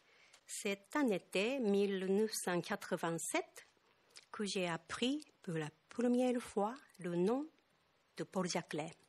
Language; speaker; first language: French; non-native, fluent; Japanese